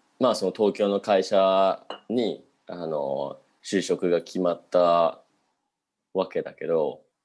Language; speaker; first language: Japanese; native; Japanese